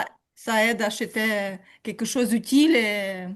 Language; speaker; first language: French; non-native, learner; Ukrainian